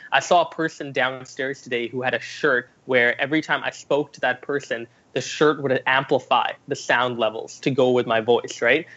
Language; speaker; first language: English; early bilingual, other home language; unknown